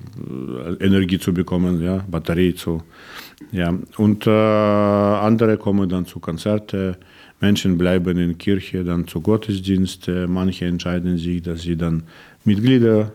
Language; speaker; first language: German; non-native, learner; Russian